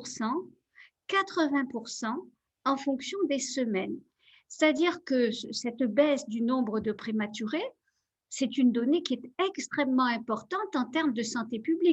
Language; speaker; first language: French; native; French